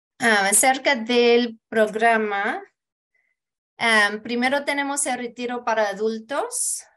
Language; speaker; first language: Spanish; early bilingual, heritage; Spanish